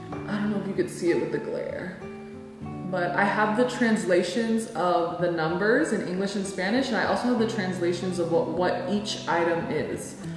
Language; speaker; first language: English; early bilingual, other home language; Spanish